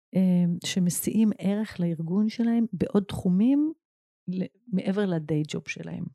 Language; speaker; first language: Hebrew; native; Hebrew